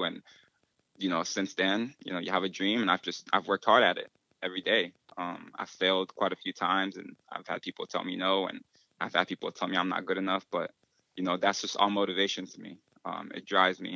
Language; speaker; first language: English; early bilingual, other home language; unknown